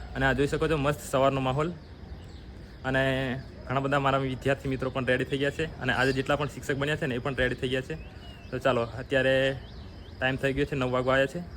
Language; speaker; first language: Gujarati; non-native, local second language; Rathawi